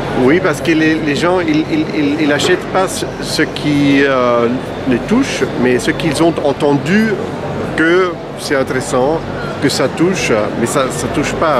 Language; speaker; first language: French; non-native, local second language; Dutch